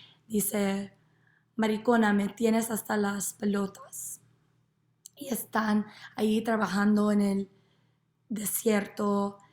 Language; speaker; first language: Spanish; non-native, learner; English